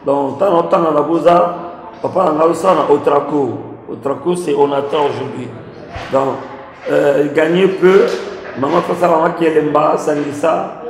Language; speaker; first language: French; non-native, local second language; Lingala